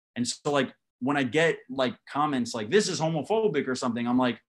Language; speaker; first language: English; native; English